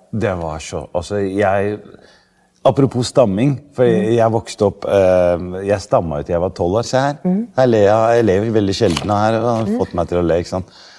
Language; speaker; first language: Norwegian; early bilingual, other home language; Arabic